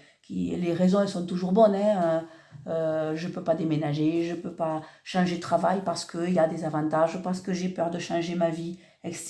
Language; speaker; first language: French; native; French